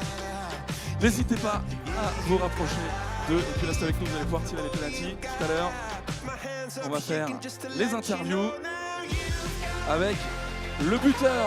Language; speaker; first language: French; native; French